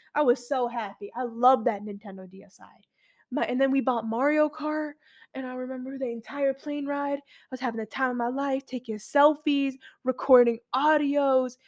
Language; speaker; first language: English; early bilingual, other home language; Arabic